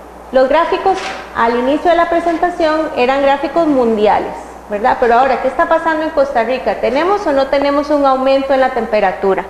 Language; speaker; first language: Spanish; native; Spanish